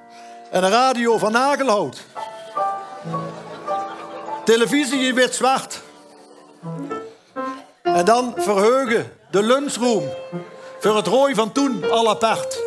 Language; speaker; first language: Dutch; native; Dutch